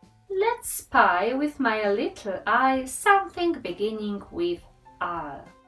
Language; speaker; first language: English; non-native, fluent; Polish